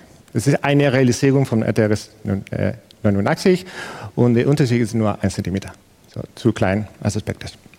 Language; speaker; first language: German; non-native, fluent; Spanish